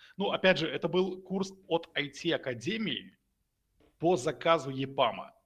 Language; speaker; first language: Russian; native; Russian